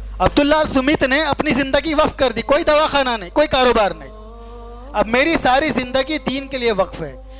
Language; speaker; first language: Urdu; native; Urdu